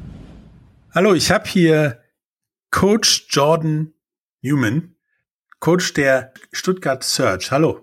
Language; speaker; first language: German; native; German